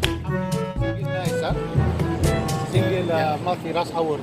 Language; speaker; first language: English; non-native, learner; Filipino